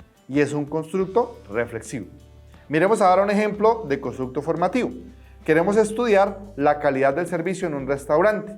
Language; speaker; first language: Spanish; native; Spanish